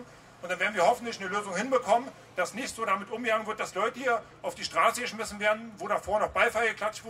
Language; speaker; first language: German; native; German